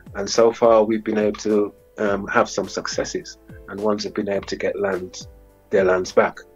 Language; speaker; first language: English; native; English